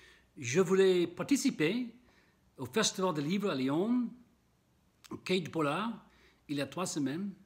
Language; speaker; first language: French; non-native, fluent; English